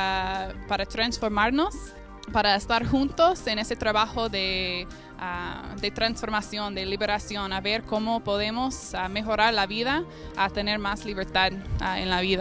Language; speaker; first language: Spanish; non-native, fluent; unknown